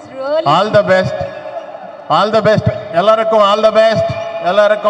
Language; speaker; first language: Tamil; non-native, learner; Telugu